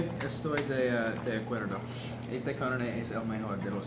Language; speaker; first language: Spanish; non-native, learner; English